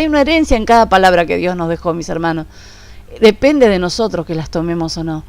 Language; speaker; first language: Spanish; native; Spanish